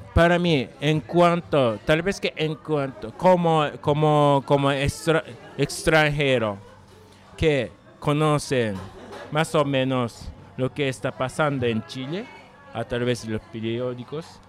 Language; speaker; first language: Spanish; non-native, learner; Japanese